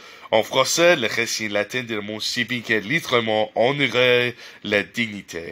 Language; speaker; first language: French; non-native, learner; English